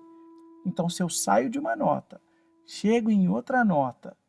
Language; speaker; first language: Portuguese; native; Portuguese